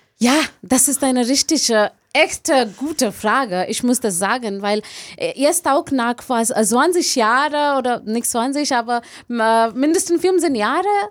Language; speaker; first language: German; non-native, learner; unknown